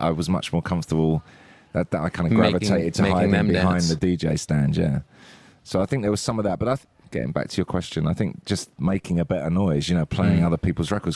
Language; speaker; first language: English; native; English